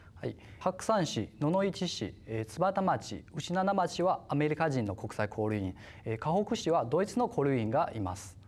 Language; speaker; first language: Japanese; non-native, fluent; Chinese